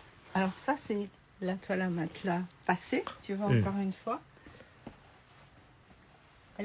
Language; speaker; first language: French; native; French